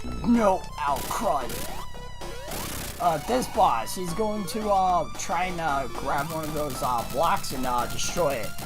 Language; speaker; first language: English; native; English